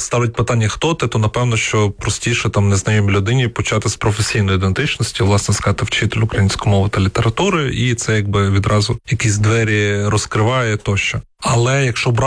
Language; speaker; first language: Ukrainian; non-native, local second language; Russian